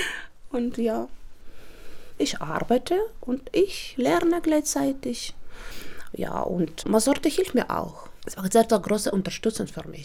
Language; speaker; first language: German; non-native, learner; Russian